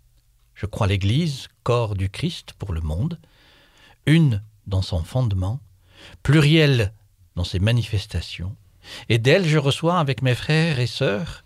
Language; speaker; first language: French; native; French